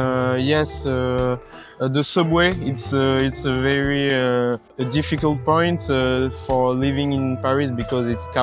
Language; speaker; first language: English; non-native, learner; French